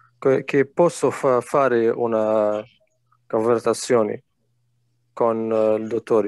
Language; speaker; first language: Italian; non-native, learner; Arabic